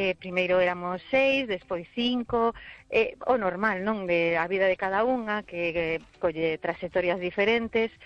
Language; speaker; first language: Galician; early bilingual, heritage; Galician